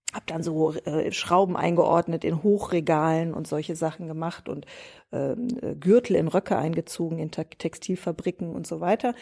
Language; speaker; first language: German; native; German